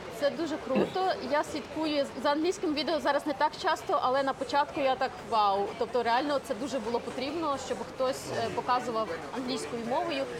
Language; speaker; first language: Ukrainian; native; Ukrainian